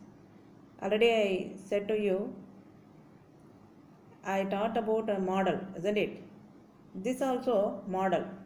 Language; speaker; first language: English; non-native, local second language; Tamil